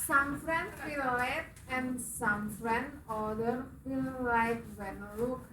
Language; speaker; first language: English; non-native, learner; Indonesian